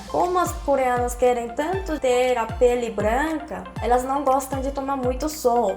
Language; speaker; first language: Portuguese; non-native, fluent; Korean